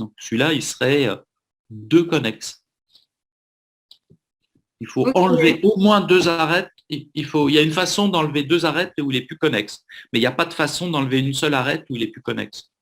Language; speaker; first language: French; native; French